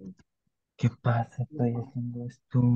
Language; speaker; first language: Spanish; native; Spanish